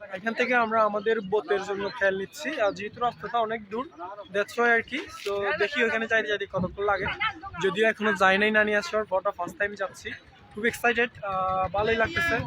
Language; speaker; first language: Bangla; non-native, local second language; Chakma